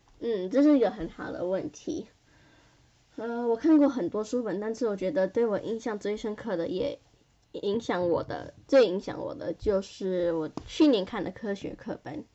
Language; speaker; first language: Chinese; early bilingual, heritage; Chinese